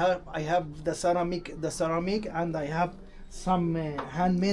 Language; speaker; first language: English; non-native, learner; Arabic